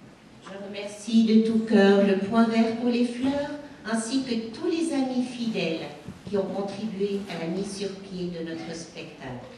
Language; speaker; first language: French; native; French